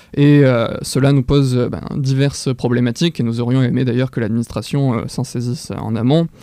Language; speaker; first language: French; native; French